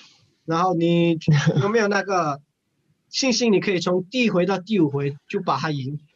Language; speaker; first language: Chinese; early bilingual, heritage; English